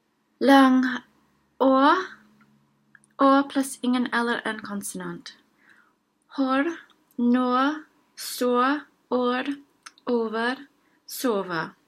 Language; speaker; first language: Norwegian; non-native, learner; English